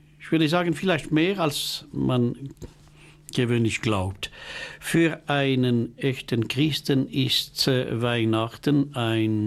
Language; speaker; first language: German; non-native, local second language; French